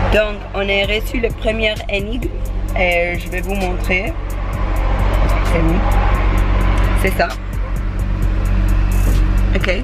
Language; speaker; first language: French; non-native, learner; English